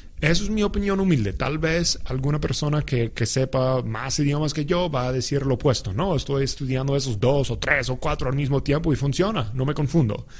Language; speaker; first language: Spanish; non-native, fluent; English